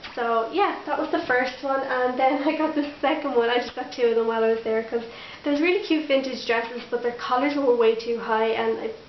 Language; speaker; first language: English; native; English